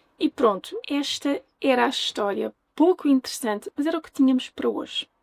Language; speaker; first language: Portuguese; native; Portuguese